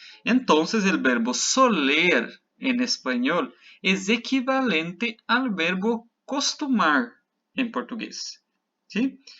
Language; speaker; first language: Spanish; non-native, fluent; Portuguese